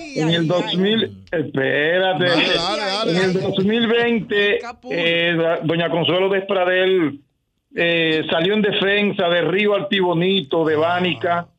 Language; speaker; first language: Spanish; native; Spanish